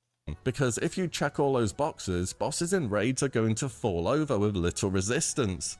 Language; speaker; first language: English; native; English